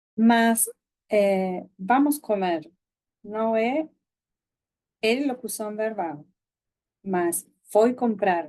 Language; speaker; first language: Portuguese; non-native, learner; Spanish